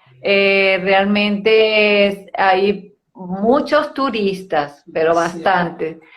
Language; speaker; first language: Spanish; native; Spanish